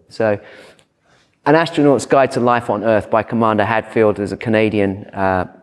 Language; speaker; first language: English; native; English